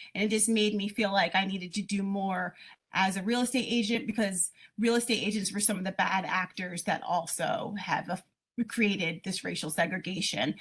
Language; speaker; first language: English; native; English